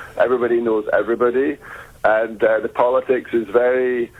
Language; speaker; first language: English; native; English